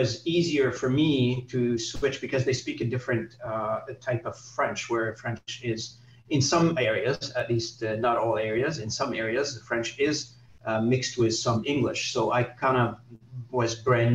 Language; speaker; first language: English; non-native, fluent; Arabic